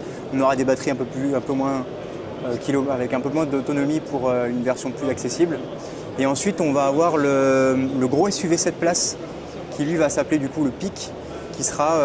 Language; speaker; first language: French; native; French